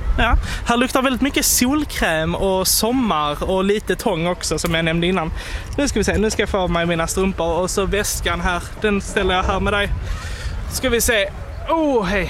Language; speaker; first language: Swedish; native; Swedish